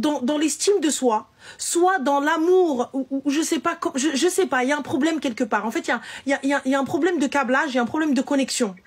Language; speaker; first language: French; native; French